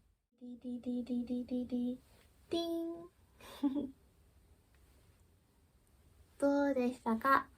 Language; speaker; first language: Japanese; early bilingual, heritage; Japanese